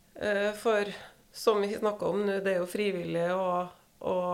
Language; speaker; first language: Norwegian; native; Norwegian